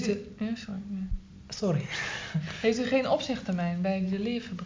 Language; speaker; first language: Dutch; native; Dutch